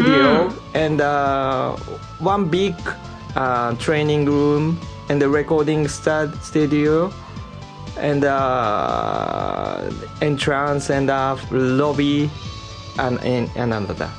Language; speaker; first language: English; non-native, learner; Japanese